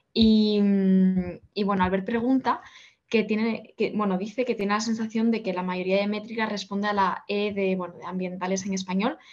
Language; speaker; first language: Spanish; native; Spanish